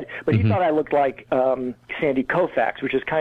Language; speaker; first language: English; native; English